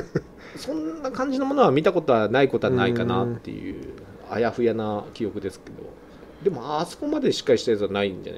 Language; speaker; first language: Japanese; native; Japanese